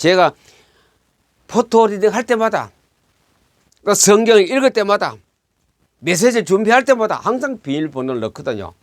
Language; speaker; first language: Korean; native; Korean